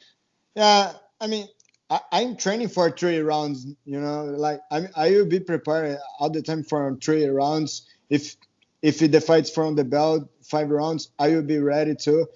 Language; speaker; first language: English; non-native, learner; Portuguese